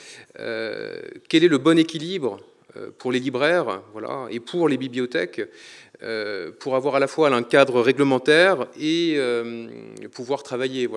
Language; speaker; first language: French; native; French